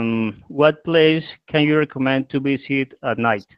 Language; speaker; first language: English; non-native, learner; Spanish